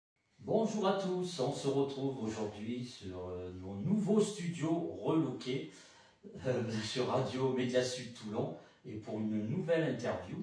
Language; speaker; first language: French; native; French